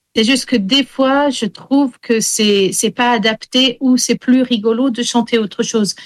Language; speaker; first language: French; early bilingual, heritage; English